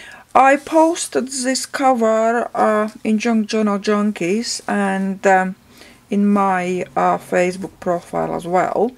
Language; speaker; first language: English; non-native, fluent; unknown